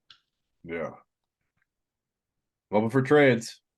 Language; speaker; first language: English; native; English